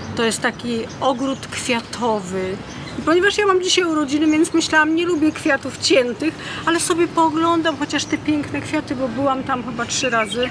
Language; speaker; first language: Polish; native; Polish